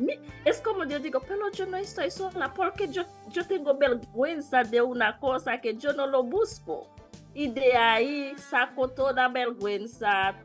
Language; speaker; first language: Spanish; non-native, learner; Haitian Creole